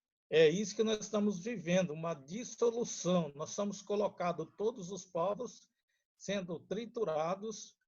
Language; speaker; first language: Portuguese; non-native, local second language; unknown